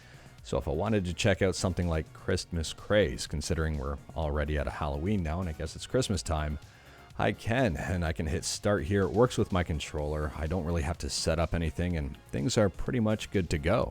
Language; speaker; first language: English; native; English